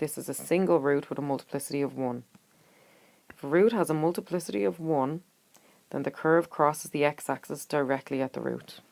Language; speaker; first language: English; native; English